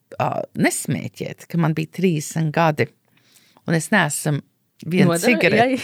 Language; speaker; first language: Latvian; early bilingual, heritage; Latvian